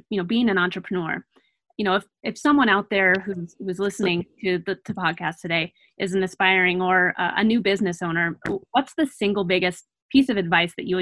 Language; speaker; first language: English; native; English